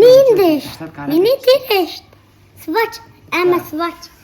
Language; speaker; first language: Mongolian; early bilingual, heritage; Mongolian